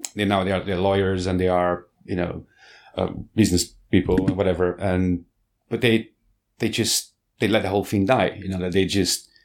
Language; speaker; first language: English; non-native, fluent; Portuguese